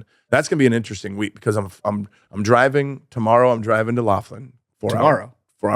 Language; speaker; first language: English; native; English